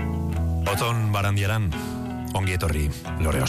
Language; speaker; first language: Basque; native; Basque